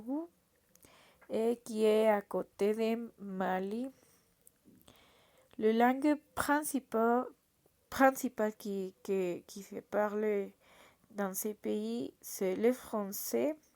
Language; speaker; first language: French; non-native, learner; Portuguese